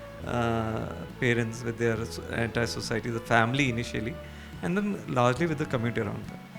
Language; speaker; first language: English; non-native, local second language; Malayalam